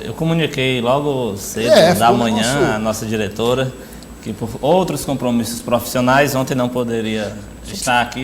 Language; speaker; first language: Portuguese; native; Portuguese